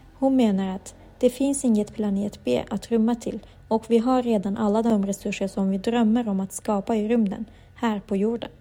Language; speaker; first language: Swedish; native; Swedish